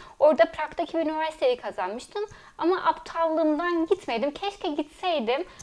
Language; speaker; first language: Turkish; early bilingual, heritage; Turkish